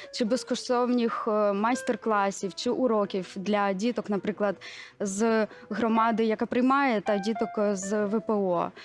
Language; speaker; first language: Ukrainian; native; Ukrainian